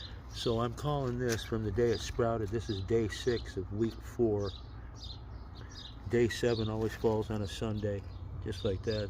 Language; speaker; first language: English; native; English